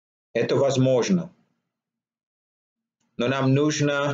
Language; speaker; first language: Russian; non-native, learner; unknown